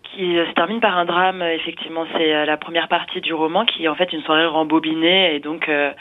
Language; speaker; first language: French; native; French